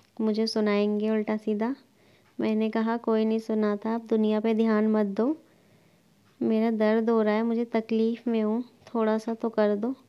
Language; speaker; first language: Hindi; native; Hindi